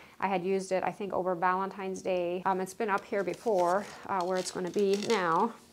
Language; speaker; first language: English; native; English